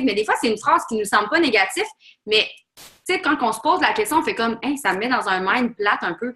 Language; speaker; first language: French; native; French